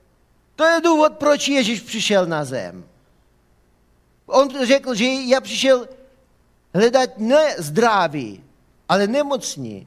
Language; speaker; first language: Czech; non-native, fluent; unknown